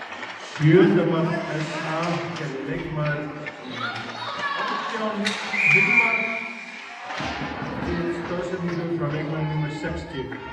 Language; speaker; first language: Icelandic; native; Icelandic